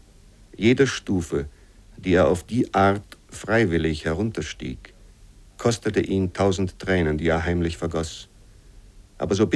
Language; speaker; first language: German; native; German